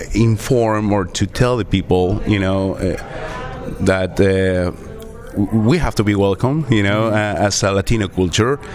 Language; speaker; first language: English; non-native, learner; Spanish